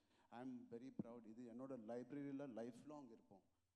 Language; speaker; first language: Tamil; non-native, local second language; Telugu